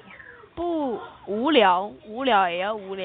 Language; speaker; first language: Chinese; non-native, fluent; Korean